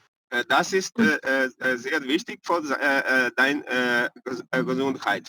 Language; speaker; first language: German; non-native, learner; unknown